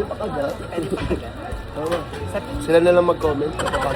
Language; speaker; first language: Filipino; native; Filipino